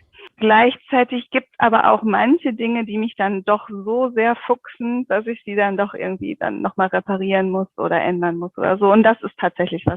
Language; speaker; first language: German; native; German